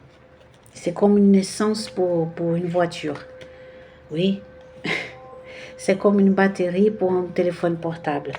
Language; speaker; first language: French; non-native, fluent; Portuguese